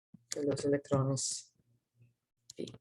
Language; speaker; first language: Spanish; non-native, fluent; English